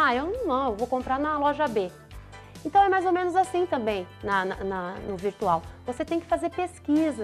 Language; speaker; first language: Portuguese; native; Portuguese